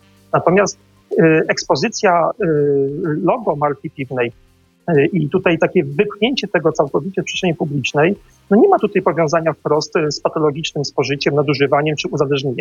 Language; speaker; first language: Polish; native; Polish